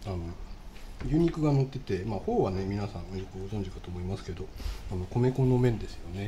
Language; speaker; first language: Japanese; native; Japanese